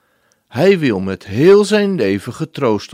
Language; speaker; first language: Dutch; native; Dutch